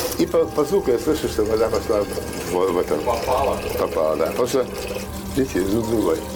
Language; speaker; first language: Russian; native; Russian